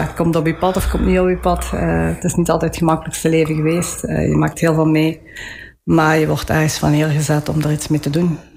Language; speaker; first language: Dutch; early bilingual, other home language; Italian